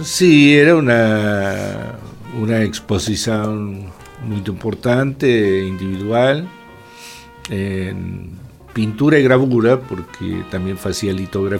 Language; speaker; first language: Portuguese; non-native, fluent; Spanish